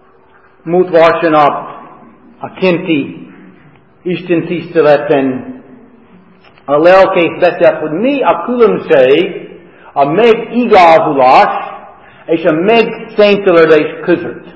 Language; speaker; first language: Hungarian; non-native, fluent; English